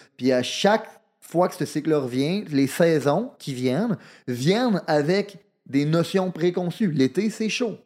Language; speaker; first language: French; native; French